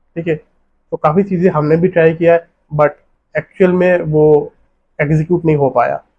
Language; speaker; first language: Hindi; non-native, local second language; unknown